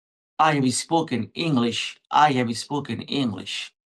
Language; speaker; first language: English; non-native, local second language; Hindi